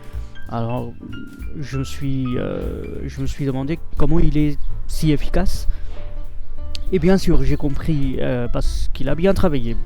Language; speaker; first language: French; non-native, fluent; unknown